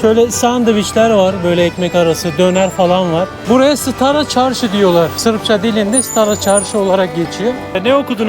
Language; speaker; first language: Turkish; native; Turkish